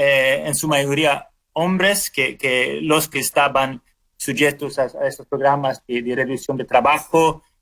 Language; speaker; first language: Spanish; non-native, fluent; Swedish